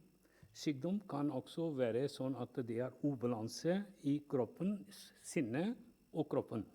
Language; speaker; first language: Norwegian; non-native, fluent; Punjabi